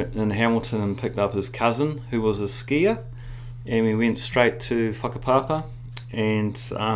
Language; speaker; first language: English; native; English